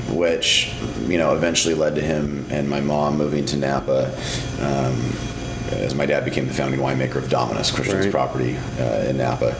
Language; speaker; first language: English; native; English